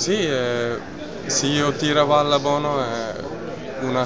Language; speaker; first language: Italian; non-native, learner; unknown